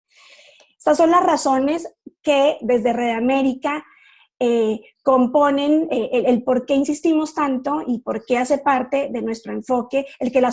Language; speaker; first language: Spanish; native; Spanish